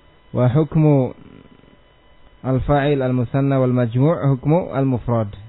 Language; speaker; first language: Arabic; non-native, fluent; Indonesian